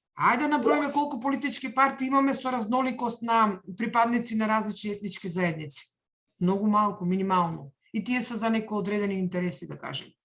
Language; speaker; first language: Macedonian; non-native, local second language; Albanian